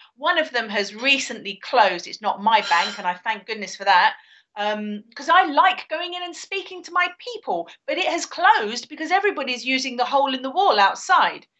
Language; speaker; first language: English; native; English